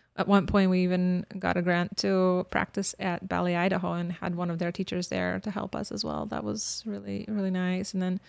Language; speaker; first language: English; early bilingual, other home language; Bosnian